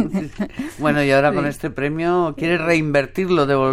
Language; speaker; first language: Spanish; native; Spanish